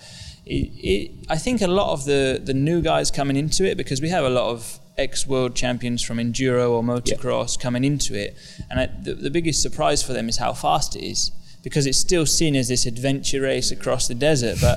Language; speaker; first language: English; native; English